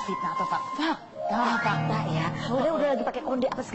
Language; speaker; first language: Indonesian; native; Indonesian